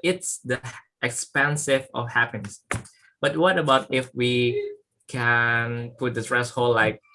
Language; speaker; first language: English; non-native, learner; Indonesian